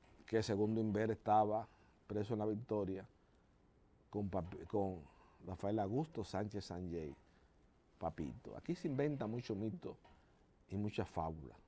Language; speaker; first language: Spanish; native; Spanish